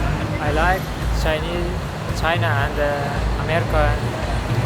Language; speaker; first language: English; non-native, learner; Turkmen